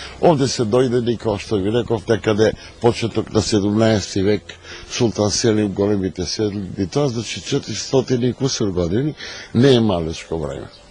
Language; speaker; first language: Macedonian; native; Macedonian